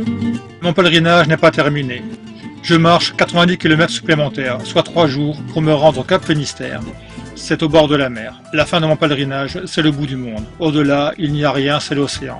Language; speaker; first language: French; native; French